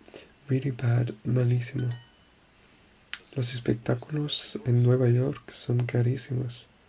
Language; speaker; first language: Spanish; non-native, learner; French